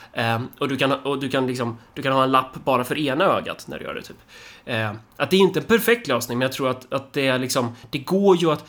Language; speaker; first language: Swedish; early bilingual, other home language; Somali